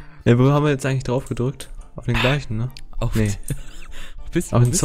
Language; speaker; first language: German; native; German